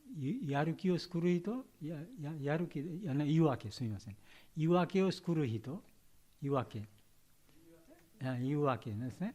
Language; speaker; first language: Japanese; non-native, learner; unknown